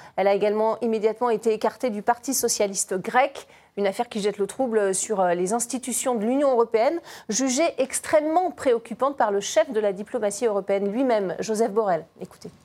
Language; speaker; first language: French; native; French